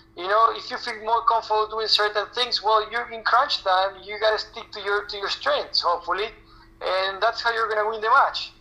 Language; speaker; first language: English; non-native, fluent; Spanish